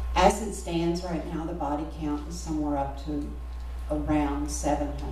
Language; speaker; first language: English; native; English